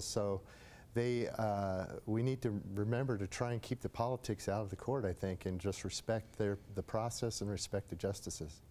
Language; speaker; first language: English; native; English